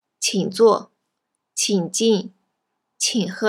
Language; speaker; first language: Chinese; non-native, fluent; Japanese